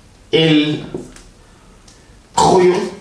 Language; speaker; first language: French; non-native, learner; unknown